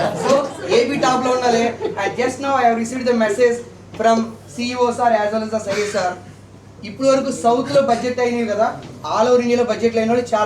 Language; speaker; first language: Telugu; native; Telugu